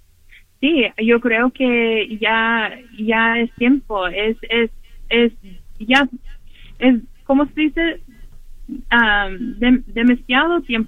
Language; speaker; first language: Spanish; early bilingual, heritage; Spanish